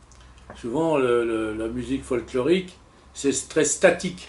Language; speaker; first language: French; native; French